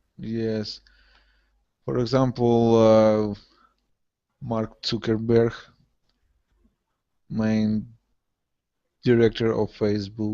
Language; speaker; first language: English; non-native, learner; Russian